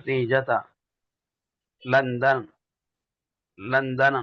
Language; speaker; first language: Arabic; non-native, learner; Urdu